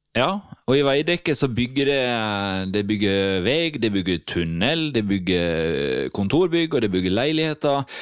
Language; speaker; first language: Norwegian; native; Norwegian